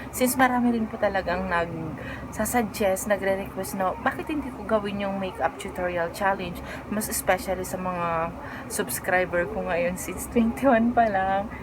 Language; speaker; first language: Filipino; native; Filipino